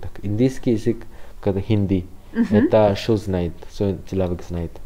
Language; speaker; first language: Russian; non-native, learner; Hindi